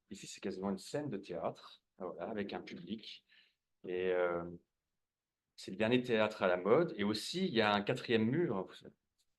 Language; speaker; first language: French; native; French